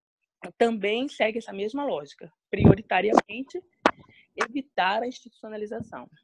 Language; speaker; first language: Portuguese; native; Portuguese